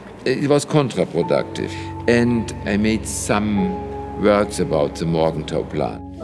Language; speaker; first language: English; non-native, fluent; German